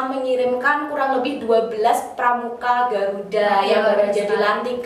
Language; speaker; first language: Indonesian; native; Indonesian